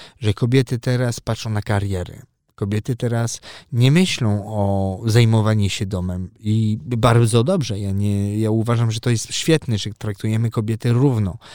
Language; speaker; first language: Polish; early bilingual, heritage; Polish